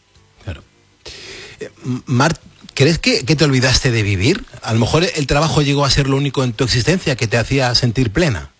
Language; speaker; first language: Spanish; native; Spanish